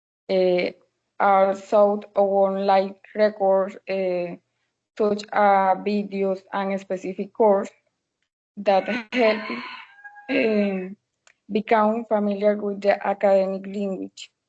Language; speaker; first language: English; non-native, learner; Spanish